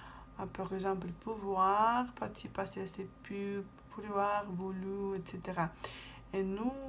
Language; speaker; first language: French; non-native, fluent; Russian